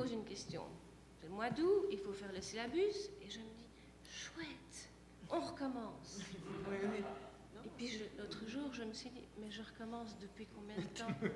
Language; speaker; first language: French; native; French